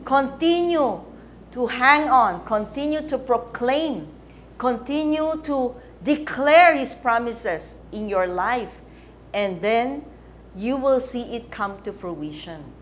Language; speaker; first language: English; non-native, local second language; Filipino